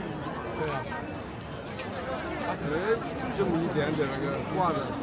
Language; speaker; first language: Chinese; native; Chinese